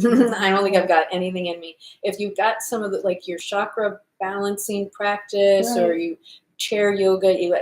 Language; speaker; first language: English; native; English